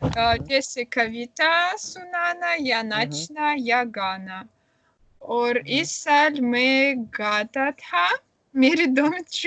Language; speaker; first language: Hindi; non-native, learner; Russian